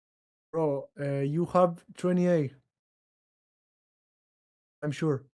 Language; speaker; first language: English; non-native, learner; Portuguese